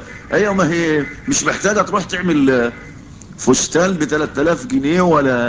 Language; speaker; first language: Arabic; native; Arabic